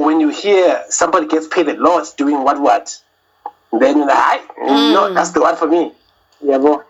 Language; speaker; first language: English; non-native, local second language; Zulu